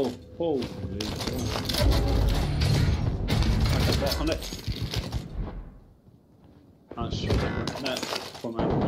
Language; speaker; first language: Swedish; native; Swedish